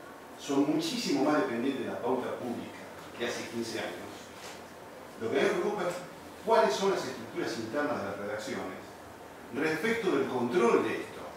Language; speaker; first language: Spanish; native; Spanish